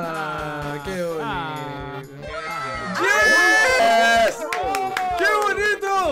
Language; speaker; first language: Spanish; native; Spanish